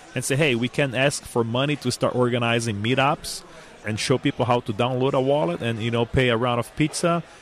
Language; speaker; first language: English; non-native, fluent; Portuguese